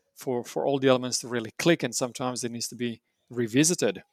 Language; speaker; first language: English; non-native, fluent; Romanian